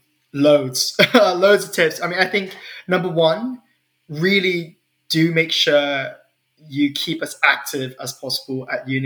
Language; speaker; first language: English; non-native, local second language; Cantonese